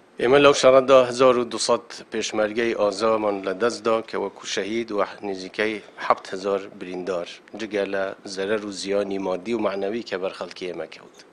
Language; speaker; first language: Central Kurdish; non-native, local second language; Kurdish